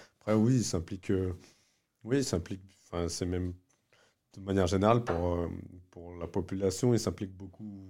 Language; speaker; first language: French; early bilingual, other home language; Vietnamese